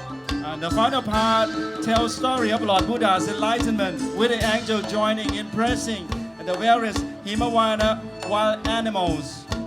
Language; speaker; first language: English; non-native, fluent; Thai